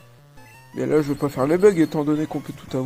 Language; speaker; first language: French; native; French